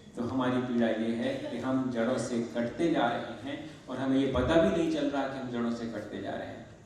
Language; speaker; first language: Hindi; native; Hindi